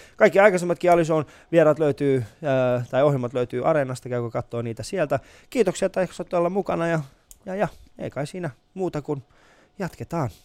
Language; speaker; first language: Finnish; early bilingual, other home language; Persian